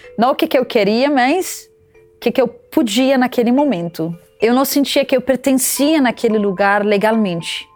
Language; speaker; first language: Portuguese; non-native, fluent; Arabic